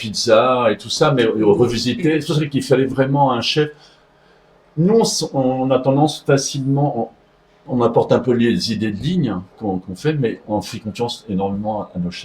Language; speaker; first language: French; native; French